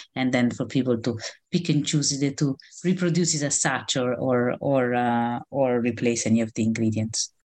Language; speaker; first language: English; non-native, fluent; Italian